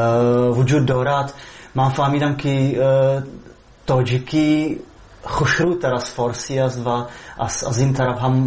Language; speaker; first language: Persian; non-native, fluent; Slovak